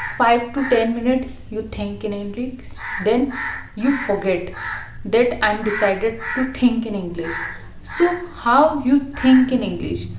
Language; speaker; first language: English; non-native, learner; Hindi